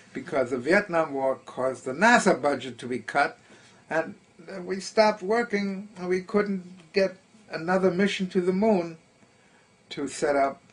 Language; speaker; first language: English; early bilingual, other home language; German